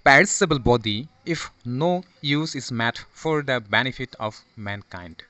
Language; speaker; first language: English; non-native, local second language; Assamese